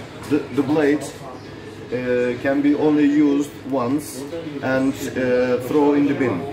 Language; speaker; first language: English; non-native, fluent; Turkish